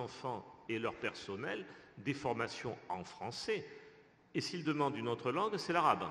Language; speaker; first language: French; native; French